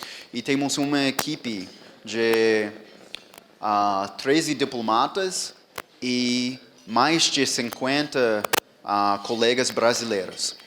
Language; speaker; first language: Portuguese; non-native, fluent; English